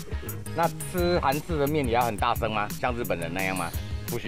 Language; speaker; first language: Chinese; native; Chinese